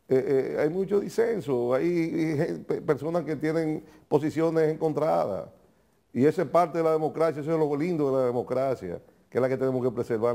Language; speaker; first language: Spanish; native; Spanish